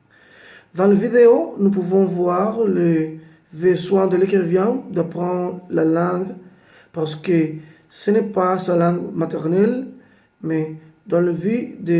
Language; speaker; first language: French; non-native, learner; Spanish